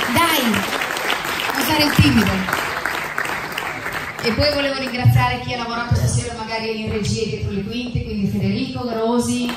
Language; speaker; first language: Italian; native; Italian